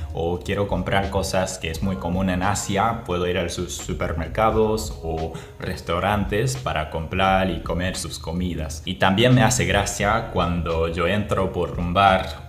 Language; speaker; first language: Spanish; non-native, fluent; Japanese